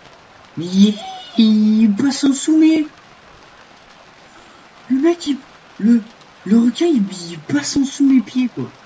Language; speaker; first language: French; native; French